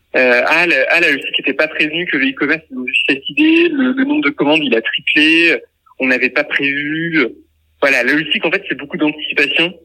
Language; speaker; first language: French; native; French